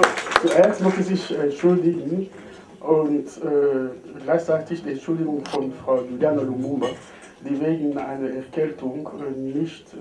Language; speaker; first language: German; non-native, fluent; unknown